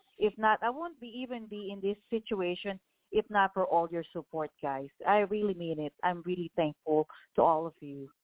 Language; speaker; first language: English; non-native, local second language; Filipino